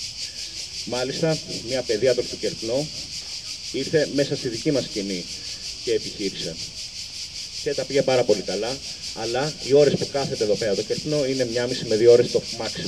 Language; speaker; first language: Greek; native; Greek